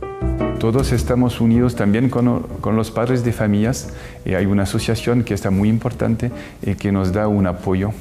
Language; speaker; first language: Spanish; non-native, fluent; French